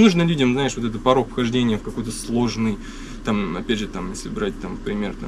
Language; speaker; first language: Russian; native; Russian